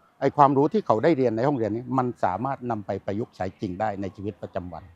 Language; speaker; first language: Thai; native; Thai